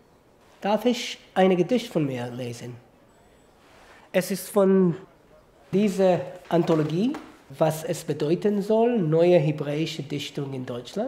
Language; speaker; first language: German; non-native, fluent; Hebrew